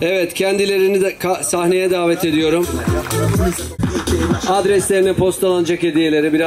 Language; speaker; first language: Turkish; native; Turkish